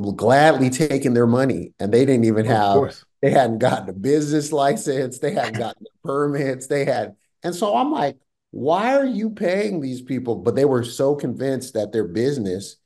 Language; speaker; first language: English; native; English